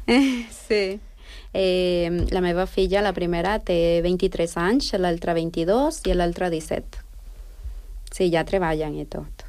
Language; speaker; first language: Catalan; non-native, fluent; Spanish